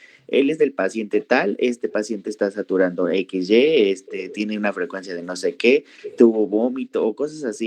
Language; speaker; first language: Spanish; native; Spanish